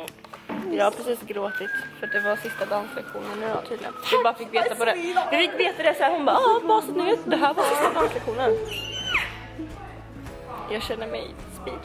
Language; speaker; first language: Swedish; native; Swedish